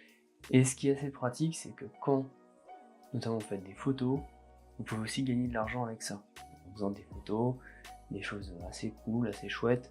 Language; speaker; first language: French; native; French